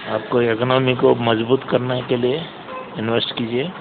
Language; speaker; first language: Hindi; non-native, local second language; Telugu